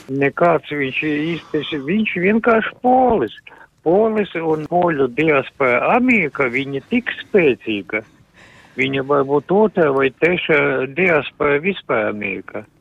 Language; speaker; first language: Latvian; non-native, local second language; Russian